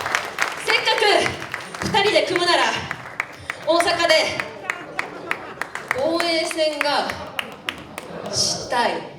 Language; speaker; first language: Japanese; native; Japanese